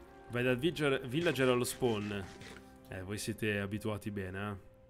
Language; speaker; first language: Italian; native; Italian